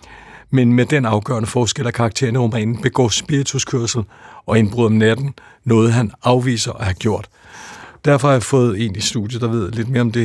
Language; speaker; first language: Danish; native; Danish